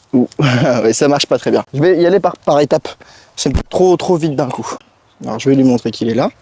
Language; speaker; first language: French; native; French